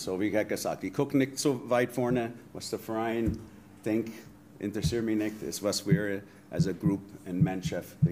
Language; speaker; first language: German; non-native, fluent; English